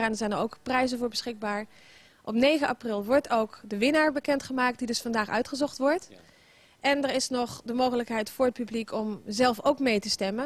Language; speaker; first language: Dutch; native; Dutch